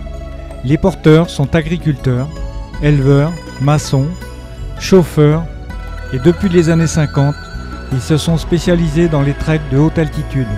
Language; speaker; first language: French; native; French